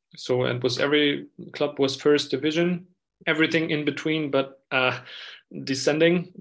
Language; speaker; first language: English; non-native, fluent; German